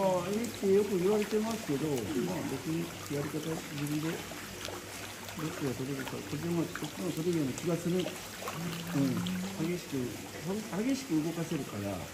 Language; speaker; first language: Japanese; native; Japanese